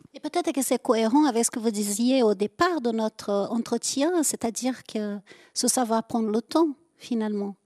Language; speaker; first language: French; native; French